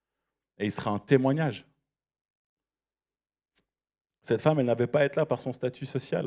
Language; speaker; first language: French; native; French